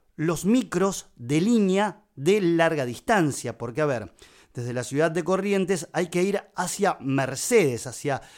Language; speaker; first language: Spanish; native; Spanish